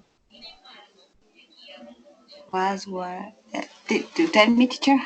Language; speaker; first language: English; non-native, learner; Spanish